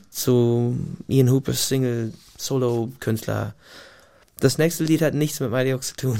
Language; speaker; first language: German; non-native, fluent; English